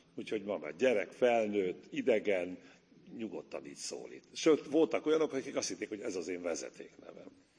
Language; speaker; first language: Hungarian; native; Hungarian